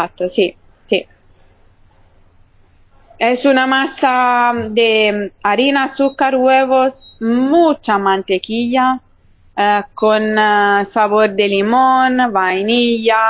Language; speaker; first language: Spanish; non-native, fluent; Italian